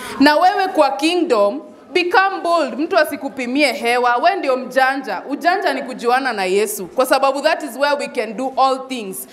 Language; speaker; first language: Swahili; native; Swahili